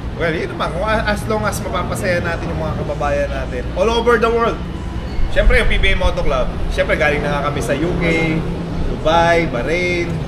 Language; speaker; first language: Filipino; native; Filipino